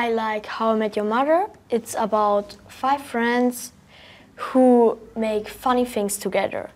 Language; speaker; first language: English; non-native, learner; German